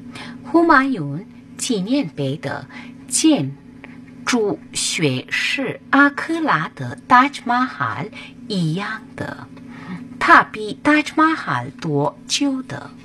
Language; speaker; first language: Chinese; non-native, fluent; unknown